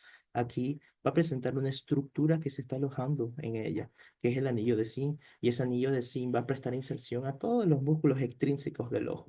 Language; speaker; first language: Spanish; native; Spanish